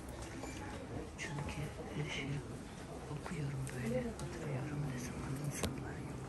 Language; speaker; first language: Turkish; non-native, learner; Russian